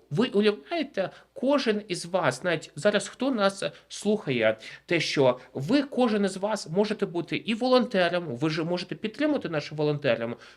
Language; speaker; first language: Ukrainian; native; Ukrainian